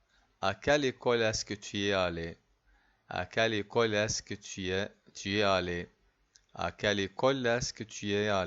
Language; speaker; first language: French; non-native, fluent; Arabic